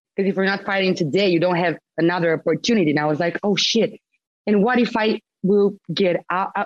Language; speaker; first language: English; non-native, fluent; Romanian